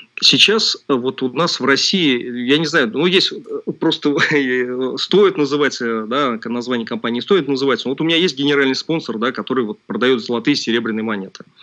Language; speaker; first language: Russian; native; Russian